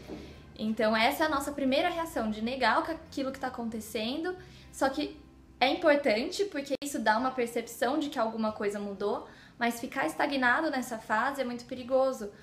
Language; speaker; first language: Portuguese; native; Portuguese